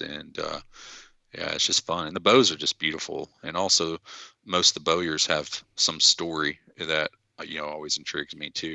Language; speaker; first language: English; native; English